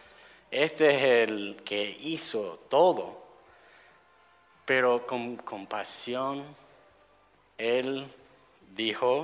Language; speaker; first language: Spanish; non-native, fluent; English